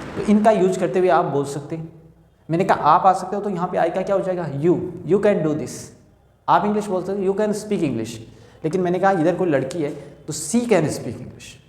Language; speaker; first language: Hindi; native; Hindi